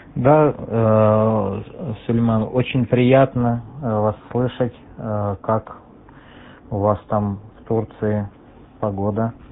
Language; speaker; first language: Russian; native; Russian